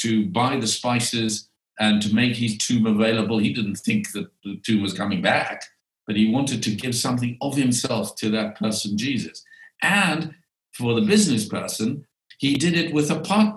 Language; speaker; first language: English; native; English